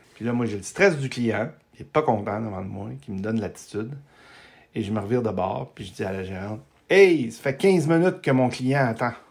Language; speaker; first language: French; native; French